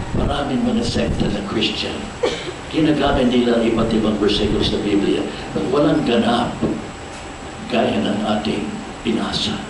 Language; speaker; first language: Filipino; non-native, fluent; English